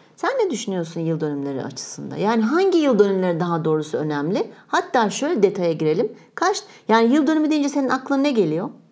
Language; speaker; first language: Turkish; native; Turkish